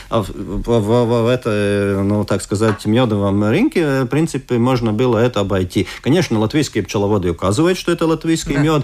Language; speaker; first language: Russian; non-native, local second language; Latvian